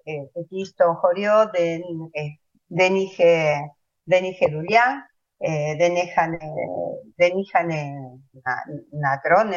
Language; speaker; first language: Greek; early bilingual, heritage; Spanish